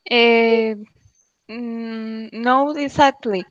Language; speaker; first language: English; non-native, learner; Spanish